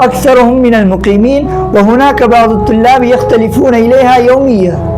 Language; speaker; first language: Arabic; non-native, learner; Urdu